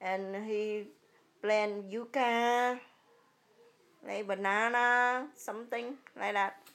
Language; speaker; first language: English; early bilingual, other home language; Vietnamese